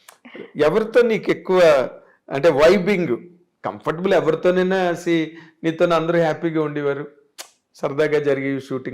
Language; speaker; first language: Telugu; native; Telugu